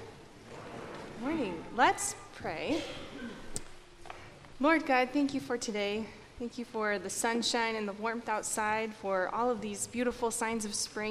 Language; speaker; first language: English; native; English